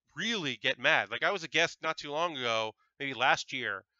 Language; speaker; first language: English; native; English